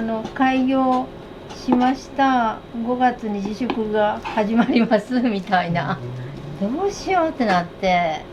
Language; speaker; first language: Japanese; native; Japanese